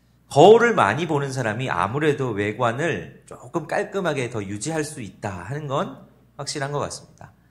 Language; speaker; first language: Korean; native; Korean